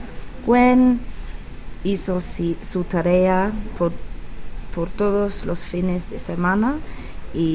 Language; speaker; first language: Spanish; non-native, learner; English